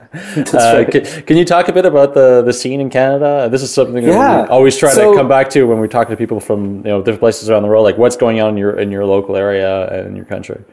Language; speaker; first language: English; native; English